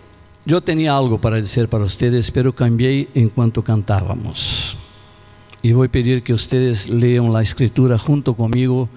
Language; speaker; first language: Spanish; non-native, learner; Portuguese